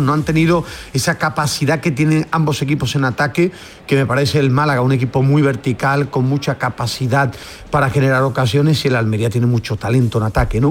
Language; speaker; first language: Spanish; native; Spanish